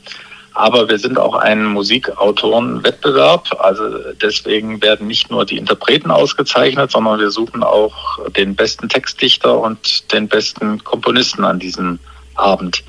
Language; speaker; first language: German; native; German